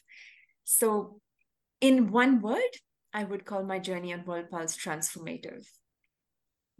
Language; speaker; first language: English; non-native, local second language; Tamil